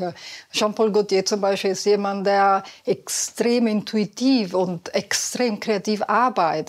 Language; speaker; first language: German; non-native, fluent; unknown